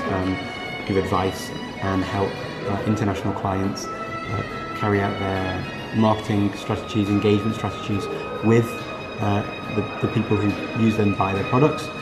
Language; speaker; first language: English; native; English